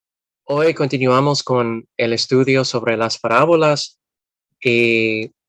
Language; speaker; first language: Spanish; non-native, fluent; English